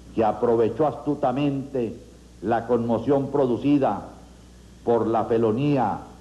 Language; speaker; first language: Spanish; native; Spanish